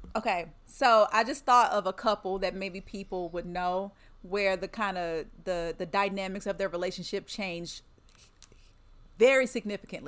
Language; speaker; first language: English; native; English